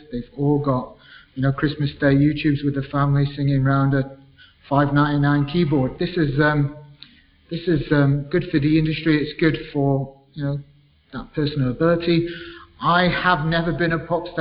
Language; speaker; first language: English; native; English